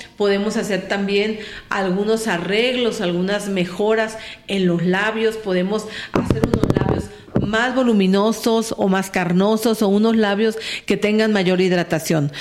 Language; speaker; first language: Spanish; native; Spanish